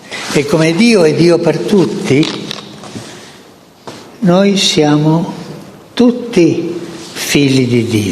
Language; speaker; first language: Italian; early bilingual, heritage; Spanish